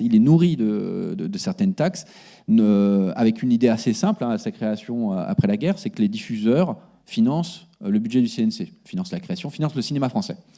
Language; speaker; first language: French; native; French